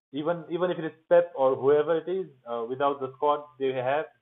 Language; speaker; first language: English; non-native, local second language; Nepali